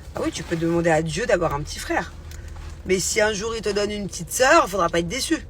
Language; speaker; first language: French; native; French